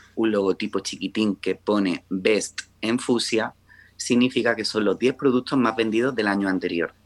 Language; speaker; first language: Spanish; native; Spanish